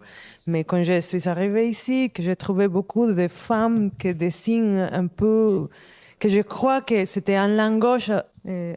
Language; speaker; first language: French; non-native, fluent; Spanish